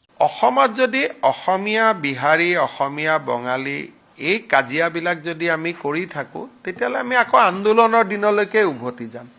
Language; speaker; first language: Assamese; non-native, local second language; Hindi